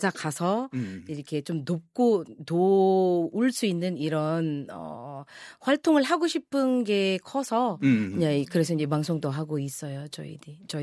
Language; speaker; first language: Korean; non-native, fluent; Filipino